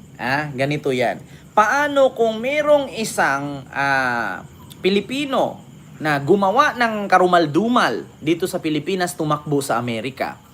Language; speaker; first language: Filipino; native; Filipino